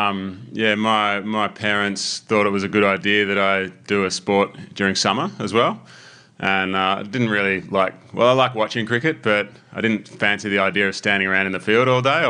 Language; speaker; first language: English; native; English